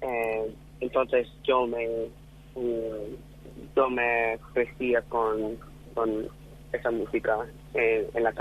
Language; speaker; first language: Spanish; non-native, fluent; English